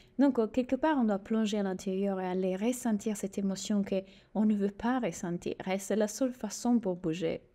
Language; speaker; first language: French; native; French